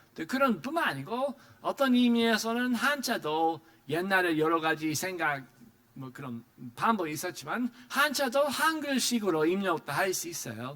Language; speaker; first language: Korean; non-native, fluent; English